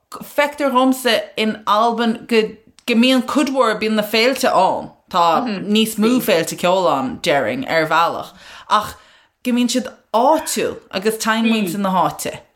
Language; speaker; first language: Irish; non-native, local second language; English